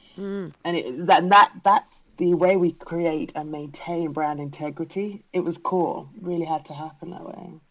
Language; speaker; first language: English; native; English